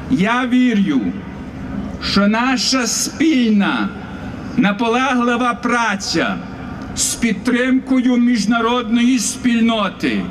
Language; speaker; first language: Ukrainian; early bilingual, heritage; Ukrainian